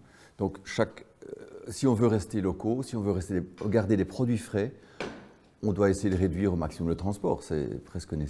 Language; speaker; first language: French; native; French